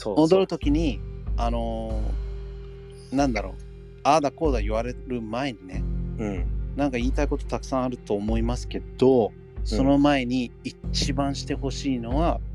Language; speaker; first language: Japanese; non-native, fluent; English